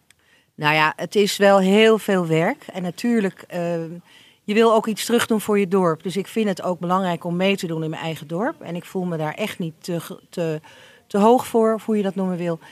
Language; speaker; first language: Dutch; native; Dutch